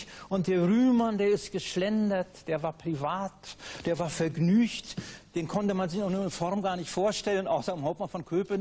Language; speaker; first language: German; native; German